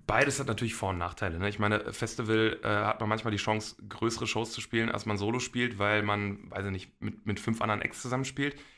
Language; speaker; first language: German; early bilingual, other home language; Polish